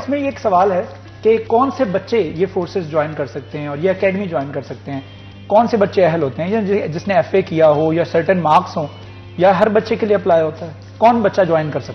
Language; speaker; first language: Hindi; non-native, local second language; Punjabi